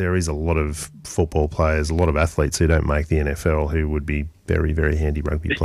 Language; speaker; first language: English; native; English